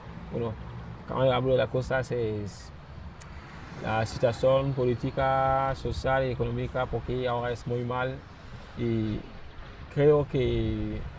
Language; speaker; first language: Spanish; non-native, fluent; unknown